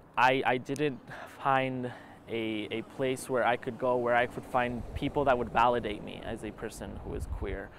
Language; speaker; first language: English; early bilingual, other home language; Spanish